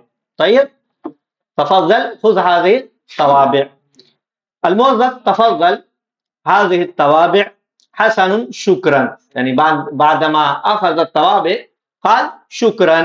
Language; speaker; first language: Arabic; non-native, fluent; Urdu